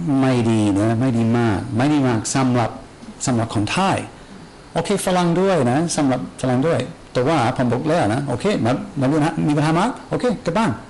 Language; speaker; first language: Thai; non-native, learner; English